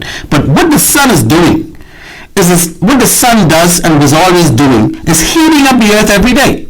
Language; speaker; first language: English; native; English